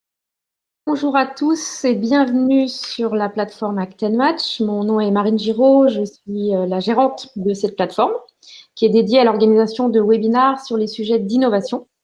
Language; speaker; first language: French; native; French